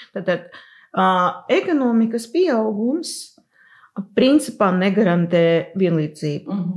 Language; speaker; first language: Latvian; non-native, local second language; Russian